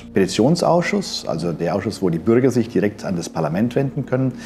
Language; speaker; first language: German; native; German